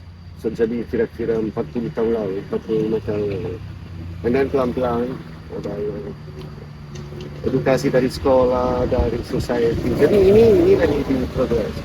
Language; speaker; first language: Indonesian; non-native, fluent; Italian